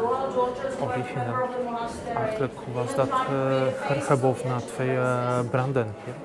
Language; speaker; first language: Dutch; non-native, learner; Polish